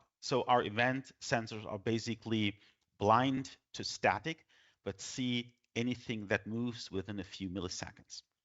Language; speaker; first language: English; non-native, fluent; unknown